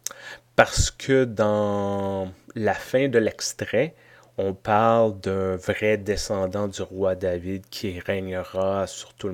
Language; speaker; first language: French; native; French